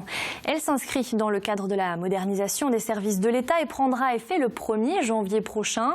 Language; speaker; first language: French; native; French